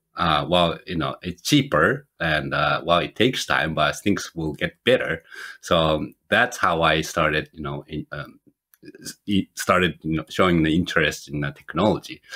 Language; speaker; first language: English; non-native, fluent; Japanese